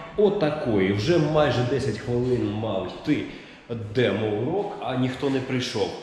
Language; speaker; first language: Ukrainian; native; Ukrainian